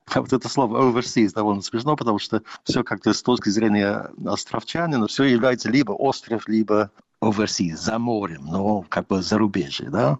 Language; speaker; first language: Russian; non-native, fluent; English